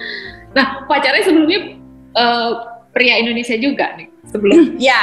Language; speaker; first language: Indonesian; native; Indonesian